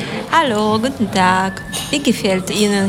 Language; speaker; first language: German; non-native, learner; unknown